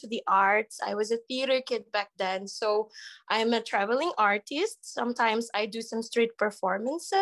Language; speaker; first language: English; non-native, local second language; Iloko